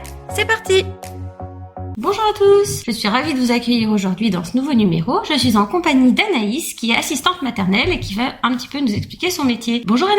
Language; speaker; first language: French; native; French